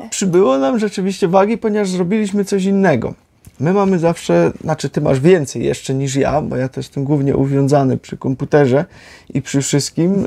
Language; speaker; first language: Polish; native; Polish